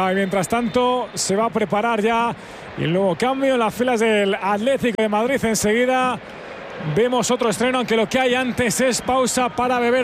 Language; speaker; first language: Spanish; native; Spanish